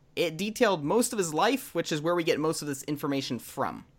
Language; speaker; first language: English; native; English